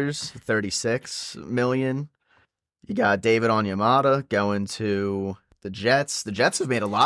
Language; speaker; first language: English; native; English